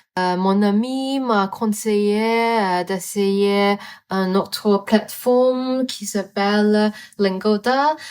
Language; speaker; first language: French; non-native, learner; Cantonese